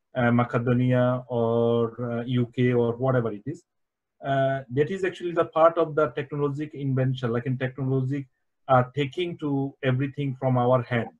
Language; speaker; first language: English; non-native, local second language; Bangla